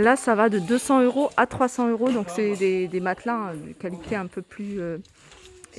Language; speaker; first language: French; native; French